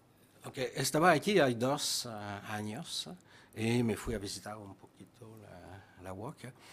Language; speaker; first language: Spanish; non-native, fluent; French